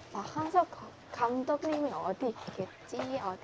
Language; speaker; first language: Korean; non-native, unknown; Vietnamese